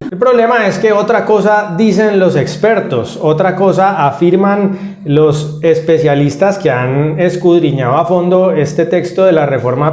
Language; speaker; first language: Spanish; native; Spanish